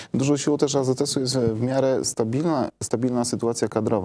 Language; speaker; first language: Polish; native; Polish